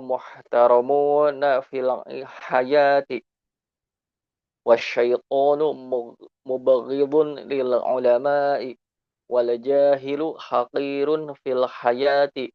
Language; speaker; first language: Arabic; non-native, learner; Indonesian